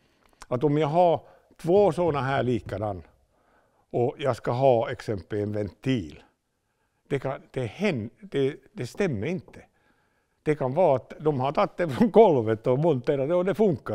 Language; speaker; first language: Swedish; non-native, local second language; Finnish